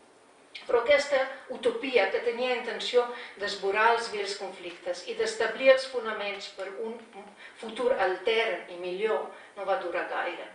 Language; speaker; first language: Catalan; non-native, fluent; Slovenian